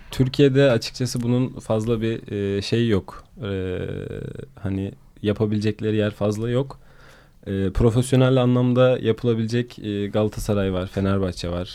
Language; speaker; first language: Turkish; native; Turkish